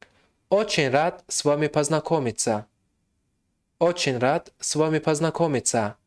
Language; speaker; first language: Russian; non-native, fluent; Tajik